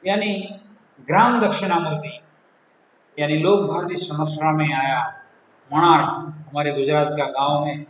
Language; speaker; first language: Hindi; non-native, local second language; Gujarati